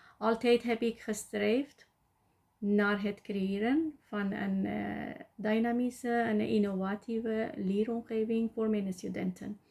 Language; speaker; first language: Dutch; non-native, learner; Persian